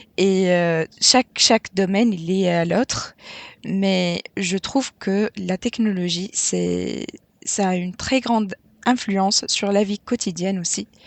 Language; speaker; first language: French; non-native, local second language; Arabic